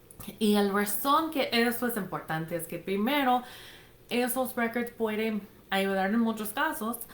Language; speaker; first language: Spanish; non-native, fluent; English